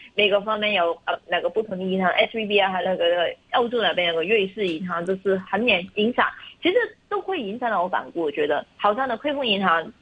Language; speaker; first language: Chinese; non-native, local second language; Cantonese